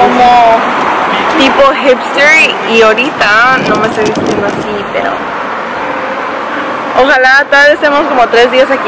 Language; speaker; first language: Spanish; early bilingual, heritage; Spanish